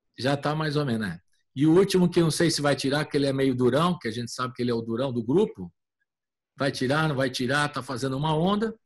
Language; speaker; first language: Portuguese; native; Portuguese